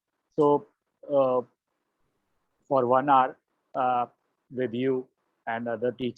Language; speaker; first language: English; non-native, learner; Hindi